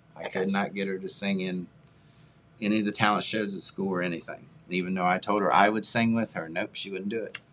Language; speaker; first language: English; native; English